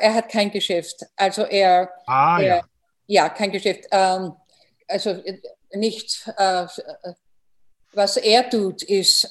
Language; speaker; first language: German; non-native, fluent; English